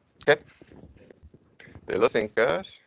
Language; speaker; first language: Spanish; non-native, fluent; English